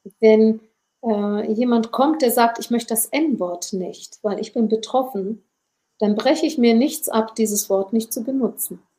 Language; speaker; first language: German; early bilingual, other home language; Turkish